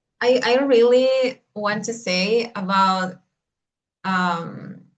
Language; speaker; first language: English; non-native, learner; Spanish